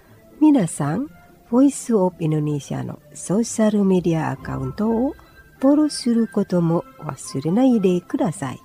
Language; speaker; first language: Japanese; non-native, fluent; Indonesian